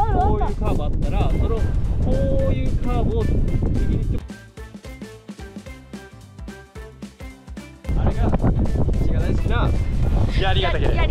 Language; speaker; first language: Japanese; native; Japanese